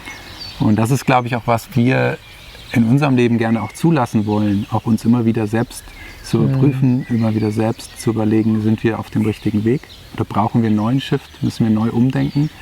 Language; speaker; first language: German; native; German